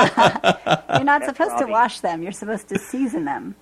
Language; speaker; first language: English; native; English